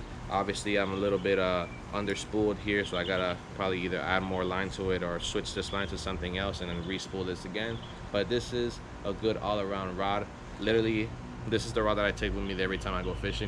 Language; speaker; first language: English; native; English